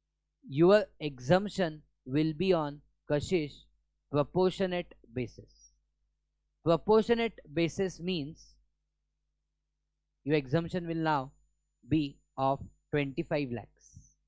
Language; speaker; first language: English; non-native, local second language; Hindi